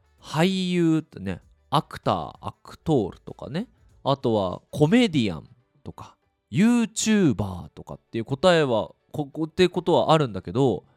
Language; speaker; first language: Japanese; native; Japanese